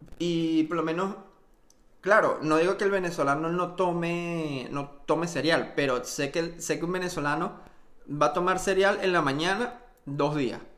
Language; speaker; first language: Spanish; native; Spanish